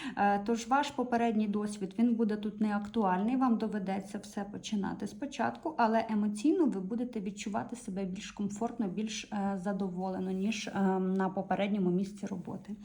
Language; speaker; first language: Ukrainian; non-native, local second language; Russian